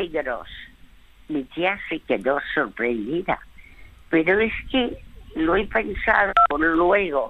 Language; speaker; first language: Spanish; early bilingual, other home language; French